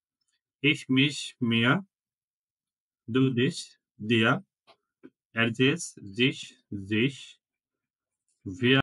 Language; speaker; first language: German; non-native, fluent; Bangla